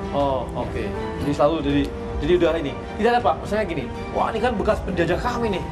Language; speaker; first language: Indonesian; native; Indonesian